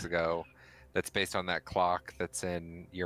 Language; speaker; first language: English; native; English